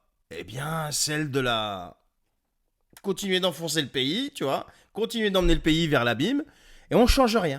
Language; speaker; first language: French; native; French